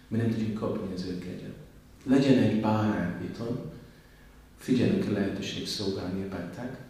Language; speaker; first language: Hungarian; non-native, learner; English